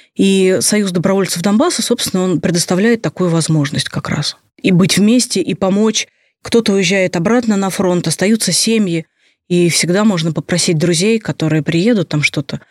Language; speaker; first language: Russian; native; Russian